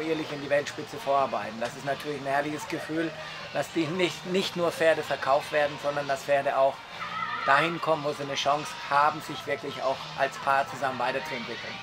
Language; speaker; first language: German; native; German